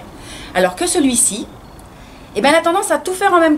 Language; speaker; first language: French; native; French